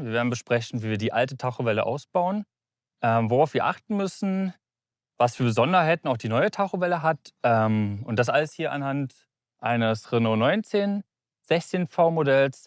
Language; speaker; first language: German; native; German